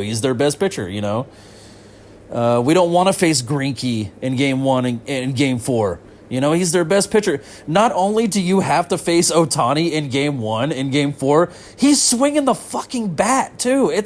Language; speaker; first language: English; native; English